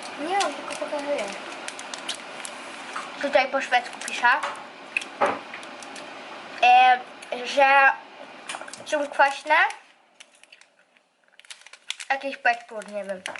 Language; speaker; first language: Polish; early bilingual, heritage; Polish